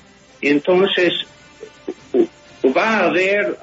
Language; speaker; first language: Spanish; non-native, fluent; English